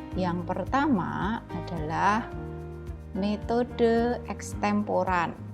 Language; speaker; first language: Indonesian; native; Indonesian